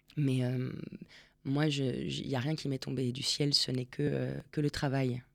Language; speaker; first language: French; non-native, fluent; Spanish